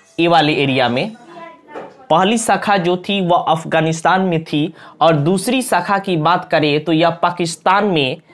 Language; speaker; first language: Hindi; native; Hindi